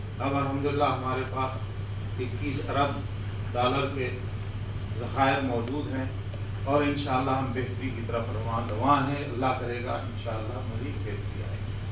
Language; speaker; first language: Urdu; non-native, local second language; Saraiki